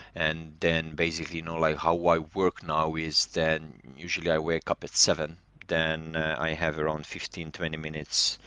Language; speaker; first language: English; non-native, fluent; Hungarian